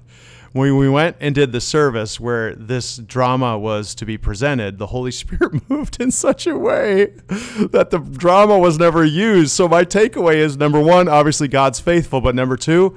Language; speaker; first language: English; early bilingual, other home language; Dutch